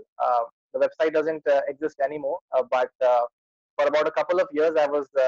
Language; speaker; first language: English; non-native, local second language; Hindi